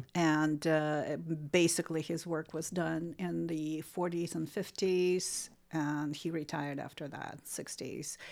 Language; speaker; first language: English; non-native, fluent; Russian